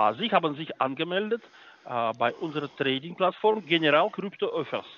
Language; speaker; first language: German; non-native, fluent; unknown